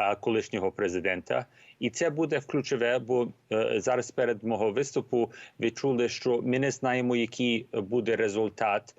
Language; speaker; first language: Ukrainian; early bilingual, heritage; Ukrainian